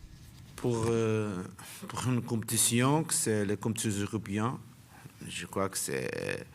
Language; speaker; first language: French; non-native, fluent; Portuguese